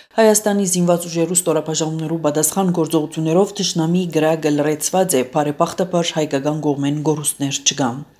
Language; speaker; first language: Armenian; native; Armenian